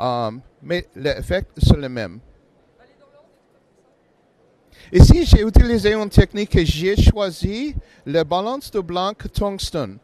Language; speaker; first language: French; non-native, learner; English